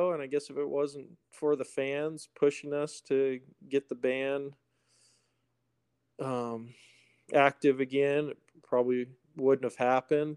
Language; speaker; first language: English; native; English